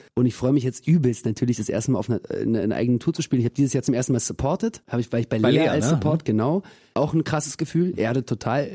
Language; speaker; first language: German; early bilingual, other home language; Russian